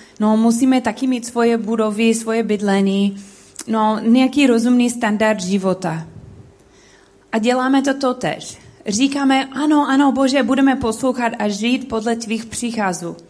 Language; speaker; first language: Czech; non-native, learner; English